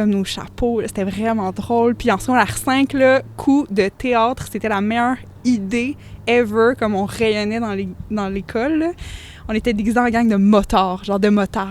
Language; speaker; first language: French; native; French